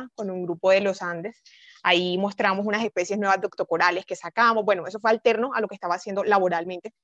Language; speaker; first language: Spanish; native; Spanish